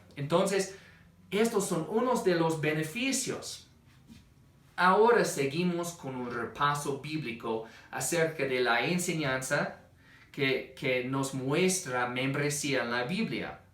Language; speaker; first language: Spanish; non-native, fluent; English